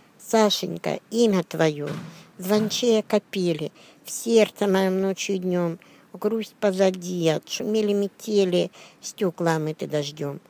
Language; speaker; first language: Russian; native; Russian